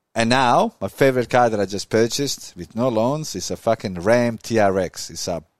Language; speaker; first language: English; non-native, fluent; Croatian